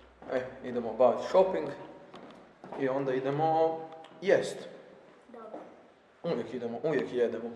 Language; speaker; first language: Croatian; native; Croatian